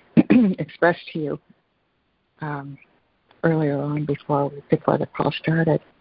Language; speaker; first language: English; native; English